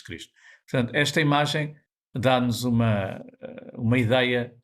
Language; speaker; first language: Portuguese; native; Portuguese